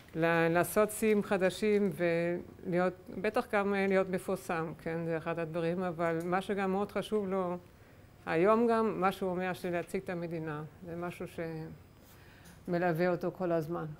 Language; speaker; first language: Hebrew; non-native, fluent; German